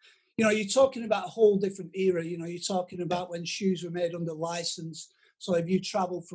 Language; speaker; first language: English; native; English